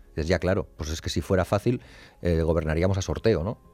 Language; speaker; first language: Spanish; native; Spanish